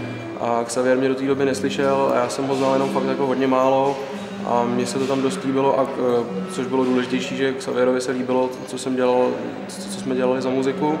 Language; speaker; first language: Czech; native; Czech